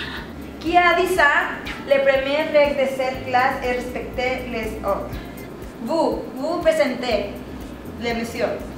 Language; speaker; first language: French; non-native, learner; Spanish